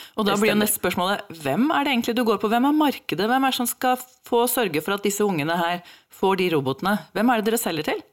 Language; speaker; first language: Norwegian; native; Norwegian